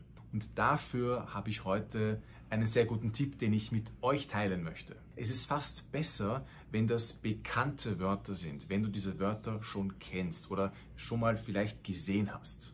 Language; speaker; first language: German; non-native, fluent; Spanish